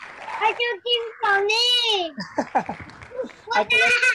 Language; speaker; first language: English; non-native, learner; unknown